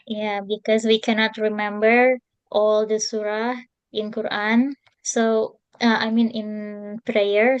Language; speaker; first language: English; non-native, fluent; Indonesian